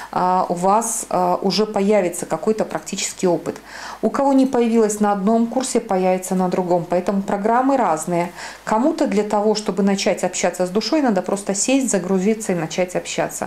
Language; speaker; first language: Russian; native; Russian